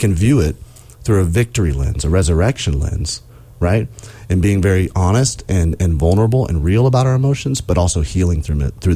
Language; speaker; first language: English; native; English